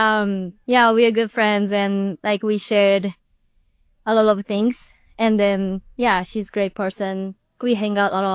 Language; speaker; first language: English; non-native, learner; Japanese